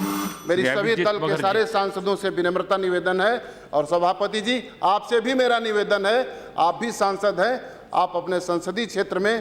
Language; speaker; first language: Hindi; native; Hindi